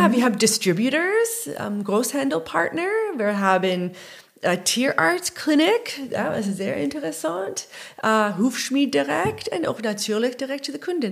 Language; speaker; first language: German; non-native, learner; English